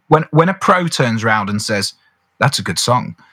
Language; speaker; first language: English; native; English